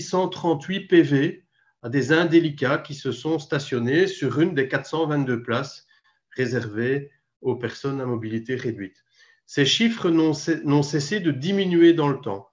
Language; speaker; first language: French; native; French